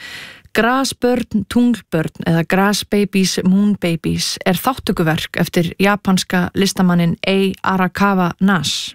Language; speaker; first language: Icelandic; native; Icelandic